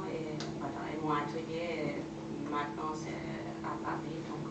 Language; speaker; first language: French; non-native, fluent; Persian